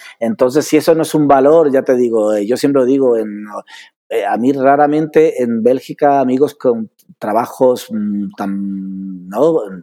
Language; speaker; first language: Spanish; native; Spanish